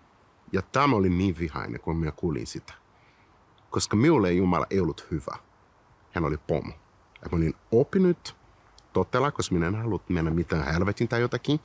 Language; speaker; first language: Finnish; non-native, fluent; Portuguese